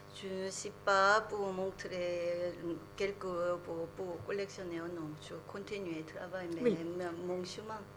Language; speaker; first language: French; non-native, learner; Korean